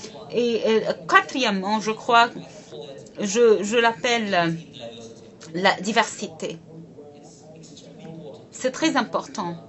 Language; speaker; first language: French; non-native, fluent; Arabic